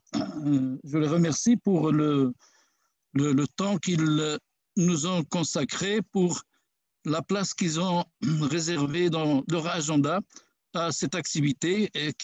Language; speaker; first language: French; non-native, local second language; Arabic